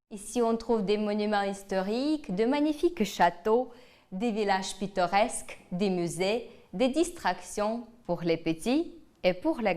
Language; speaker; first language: French; non-native, fluent; Ukrainian